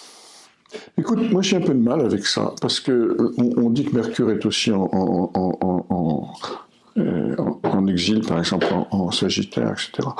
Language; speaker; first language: French; native; French